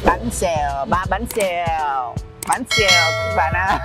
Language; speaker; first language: Vietnamese; non-native, fluent; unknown